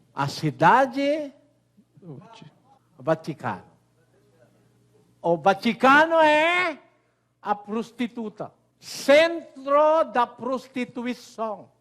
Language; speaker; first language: Portuguese; non-native, learner; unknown